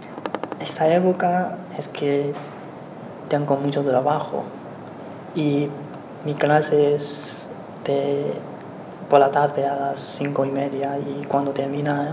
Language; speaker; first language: Spanish; non-native, learner; Chinese